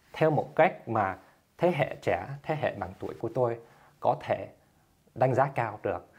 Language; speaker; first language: Vietnamese; early bilingual, heritage; Vietnamese